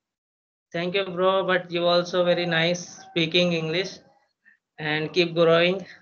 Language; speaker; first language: English; non-native, learner; Hindi